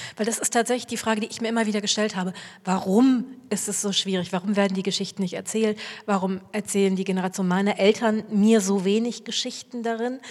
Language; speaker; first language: German; native; German